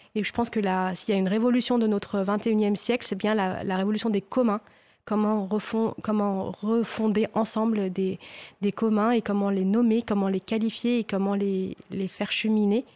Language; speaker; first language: French; non-native, local second language; Arabic